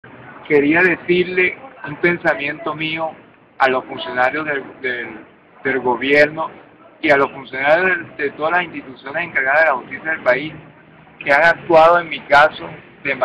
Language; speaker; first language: Spanish; native; Spanish